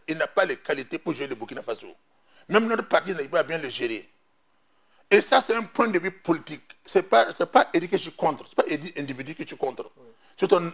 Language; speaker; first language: French; non-native, local second language; Mossi